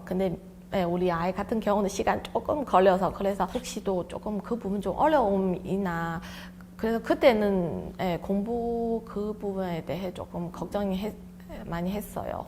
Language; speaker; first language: Korean; non-native, fluent; Chinese